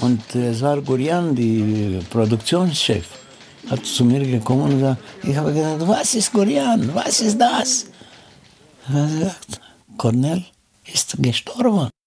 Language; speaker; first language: German; non-native, learner; Romanian